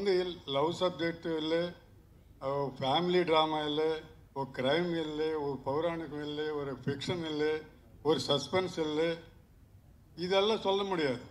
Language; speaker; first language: Tamil; non-native, learner; Telugu